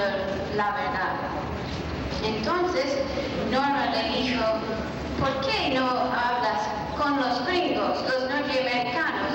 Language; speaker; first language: Spanish; non-native, fluent; English